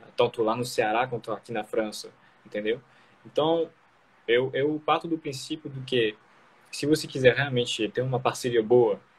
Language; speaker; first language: Portuguese; non-native, fluent; French